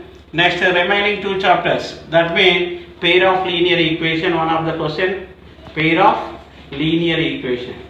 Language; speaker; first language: English; non-native, local second language; Telugu